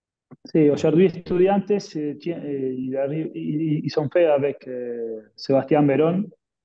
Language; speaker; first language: French; non-native, fluent; Spanish